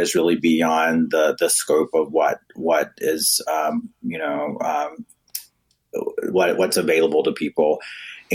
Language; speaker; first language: English; native; English